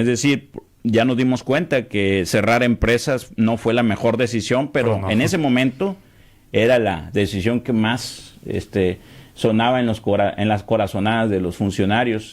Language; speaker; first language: Spanish; native; Spanish